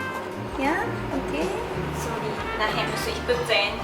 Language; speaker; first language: German; non-native, learner; Japanese